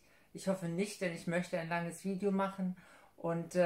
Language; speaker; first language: German; native; German